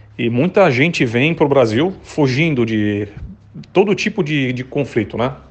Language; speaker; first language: Portuguese; native; Portuguese